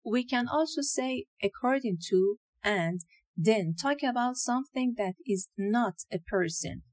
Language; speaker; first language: English; non-native, fluent; Persian